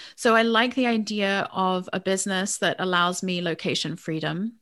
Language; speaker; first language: English; native; English